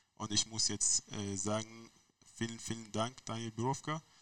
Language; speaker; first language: German; non-native, learner; Arabic